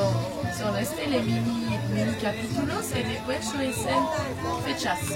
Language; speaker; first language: Spanish; non-native, learner; French